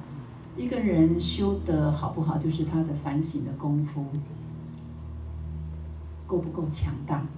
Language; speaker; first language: Chinese; native; Chinese